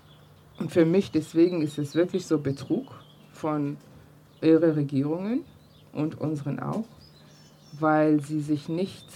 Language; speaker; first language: German; early bilingual, other home language; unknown